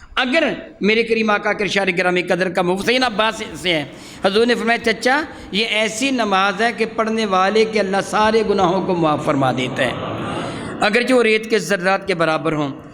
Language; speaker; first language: Urdu; non-native, local second language; Punjabi